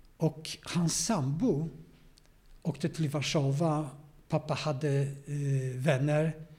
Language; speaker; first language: Swedish; non-native, fluent; Polish